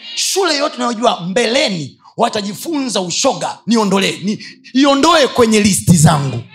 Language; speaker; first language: Swahili; native; Swahili